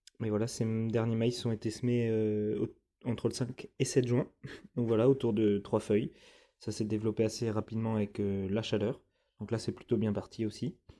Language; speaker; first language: French; native; French